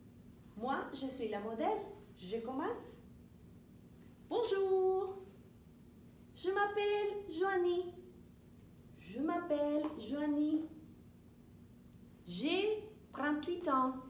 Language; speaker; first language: French; non-native, fluent; Spanish